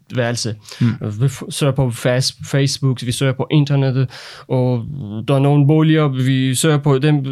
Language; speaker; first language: Danish; non-native, fluent; Persian